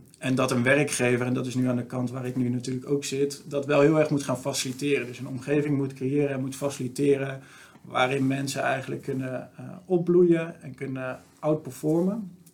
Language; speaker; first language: Dutch; native; Dutch